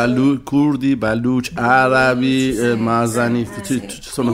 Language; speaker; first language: Italian; non-native, learner; Persian